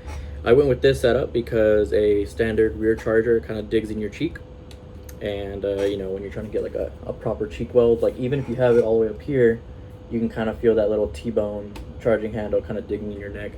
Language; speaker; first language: English; native; English